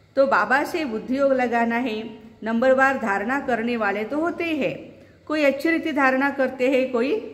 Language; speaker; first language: Hindi; non-native, local second language; Marathi